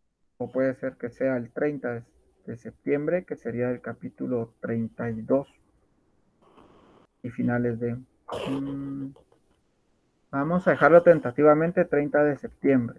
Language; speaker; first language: Spanish; native; Spanish